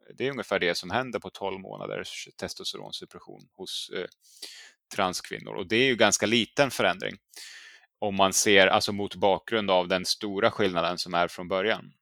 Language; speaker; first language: Swedish; native; Swedish